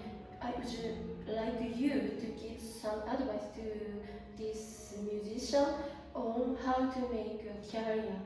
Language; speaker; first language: English; non-native, learner; Japanese